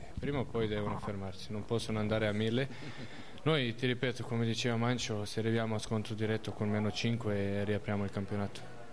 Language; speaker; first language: Italian; non-native, fluent; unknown